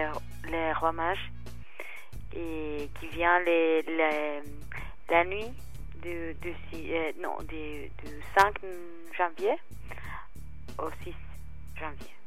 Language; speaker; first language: French; non-native, learner; Spanish